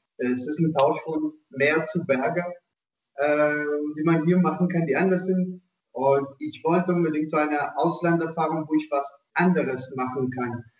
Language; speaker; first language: German; non-native, fluent; Portuguese